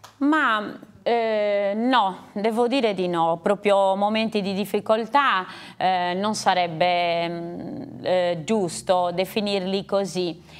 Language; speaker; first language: Italian; native; Italian